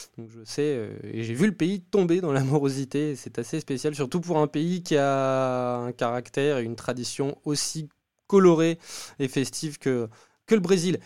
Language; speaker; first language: French; native; French